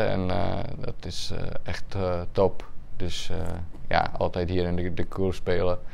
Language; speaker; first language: Dutch; non-native, fluent; Czech